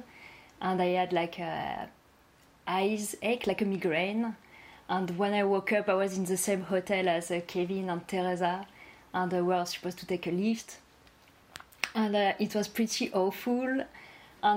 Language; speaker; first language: English; non-native, fluent; French